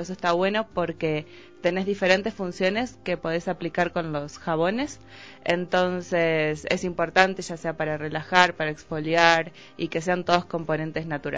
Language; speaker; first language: Spanish; native; Spanish